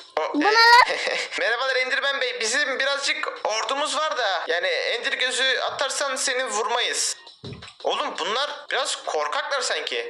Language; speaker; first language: Turkish; native; Turkish